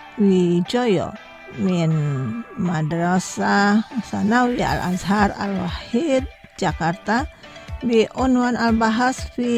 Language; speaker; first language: Arabic; non-native, fluent; Indonesian